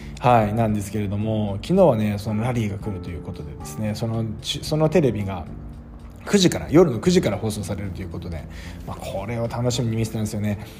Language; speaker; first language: Japanese; native; Japanese